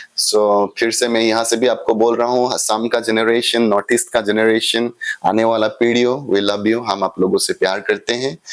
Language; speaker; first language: Hindi; non-native, local second language; Assamese